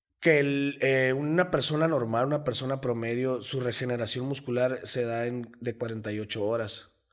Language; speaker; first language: Spanish; native; Spanish